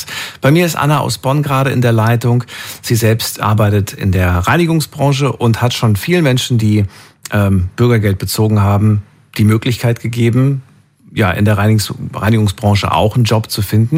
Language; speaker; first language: German; native; German